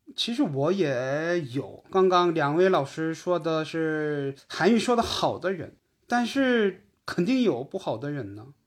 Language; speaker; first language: Chinese; non-native, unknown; Korean